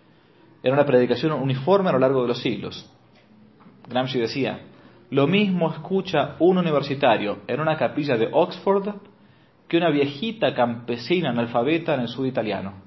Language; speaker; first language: Spanish; native; Spanish